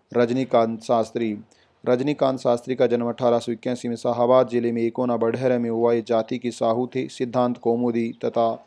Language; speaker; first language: Hindi; native; Hindi